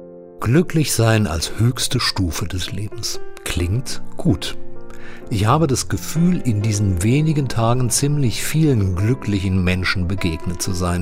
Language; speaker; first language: German; native; German